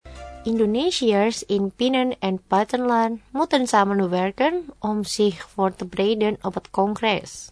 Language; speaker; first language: Dutch; non-native, fluent; Indonesian